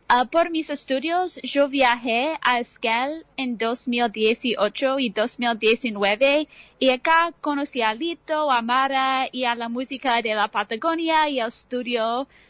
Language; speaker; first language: Spanish; non-native, fluent; English